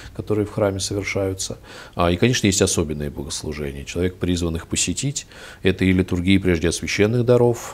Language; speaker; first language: Russian; native; Russian